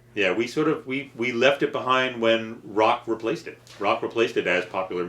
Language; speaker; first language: English; native; English